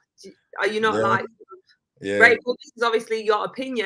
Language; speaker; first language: English; native; English